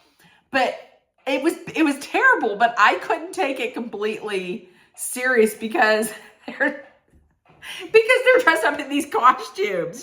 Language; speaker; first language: English; native; English